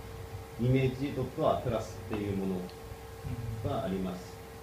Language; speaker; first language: Japanese; non-native, fluent; Korean